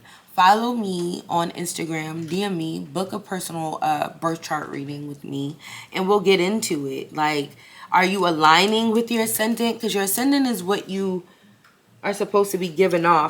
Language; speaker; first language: English; native; English